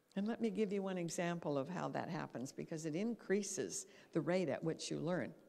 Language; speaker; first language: English; native; English